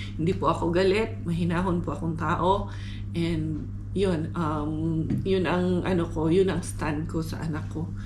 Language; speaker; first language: Filipino; non-native, local second language; Cebuano